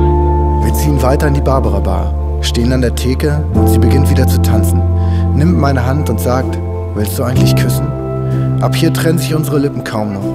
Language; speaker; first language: German; native; German